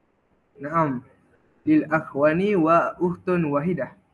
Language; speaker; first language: Arabic; non-native, learner; Malay